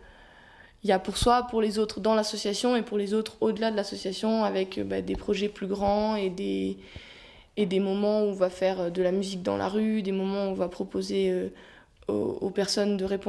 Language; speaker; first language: French; native; French